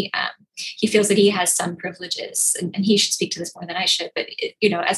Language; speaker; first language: English; native; English